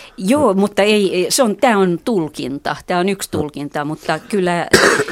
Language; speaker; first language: Finnish; native; Finnish